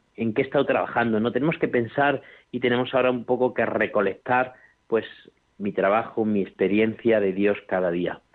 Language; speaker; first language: Spanish; native; Spanish